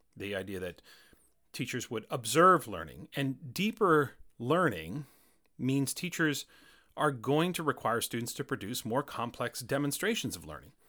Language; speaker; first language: English; native; English